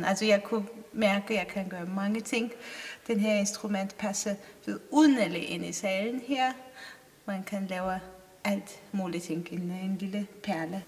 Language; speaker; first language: Danish; non-native, fluent; Armenian